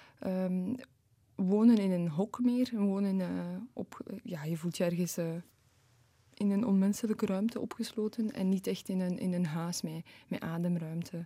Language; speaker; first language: Dutch; early bilingual, other home language; Polish